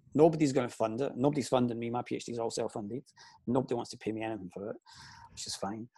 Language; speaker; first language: English; native; English